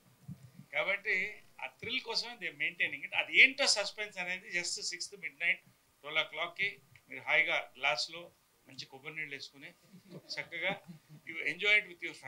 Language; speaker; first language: Telugu; native; Telugu